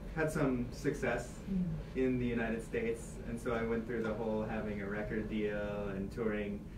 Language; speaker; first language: English; native; English